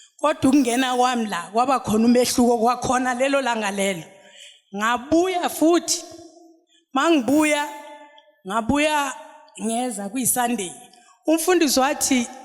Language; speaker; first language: Zulu; non-native, local second language; Xhosa